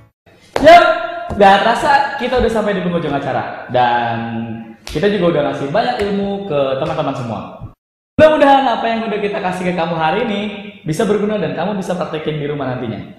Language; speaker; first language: Indonesian; native; Indonesian